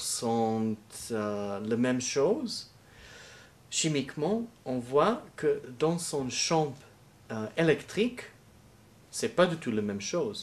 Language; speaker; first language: French; non-native, learner; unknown